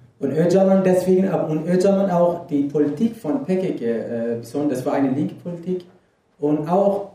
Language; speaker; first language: German; non-native, fluent; Kurdish